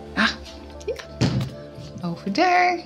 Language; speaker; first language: English; non-native, fluent; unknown